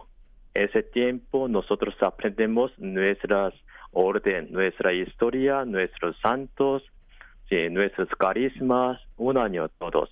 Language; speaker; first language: Spanish; non-native, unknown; Korean